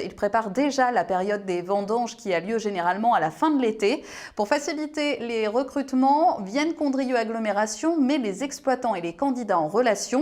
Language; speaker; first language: French; native; French